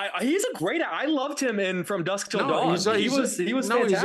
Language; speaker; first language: English; native; English